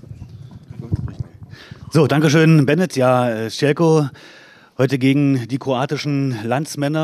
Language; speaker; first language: German; native; German